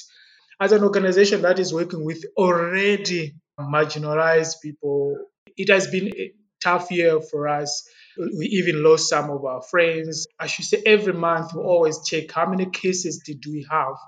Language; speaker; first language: English; non-native, local second language; Yao